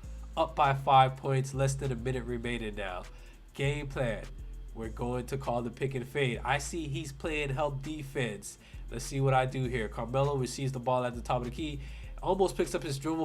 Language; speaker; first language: English; native; English